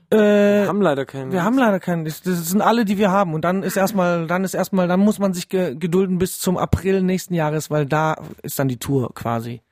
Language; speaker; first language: German; early bilingual, other home language; Polish